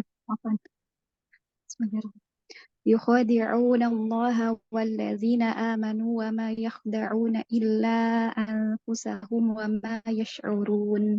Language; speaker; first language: Arabic; non-native, learner; Indonesian